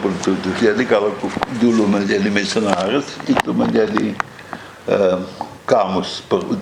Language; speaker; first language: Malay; non-native, fluent; Dutch